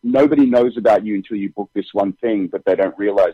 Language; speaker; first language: English; native; English